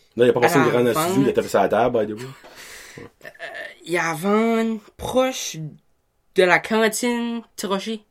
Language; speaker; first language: French; native; French